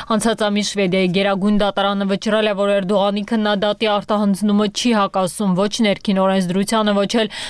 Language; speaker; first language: Armenian; native; Armenian